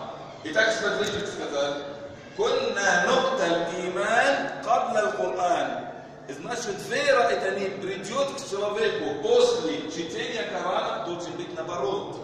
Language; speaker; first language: Russian; non-native, fluent; Arabic